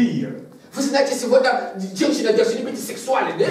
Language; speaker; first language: Russian; non-native, fluent; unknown